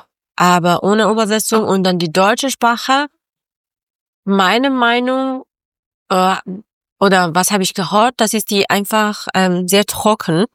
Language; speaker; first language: German; non-native, learner; Persian